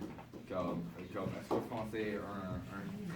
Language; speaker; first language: French; non-native, local second language; English